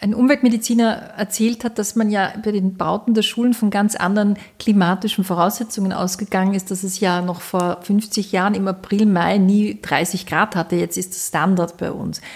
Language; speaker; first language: German; native; German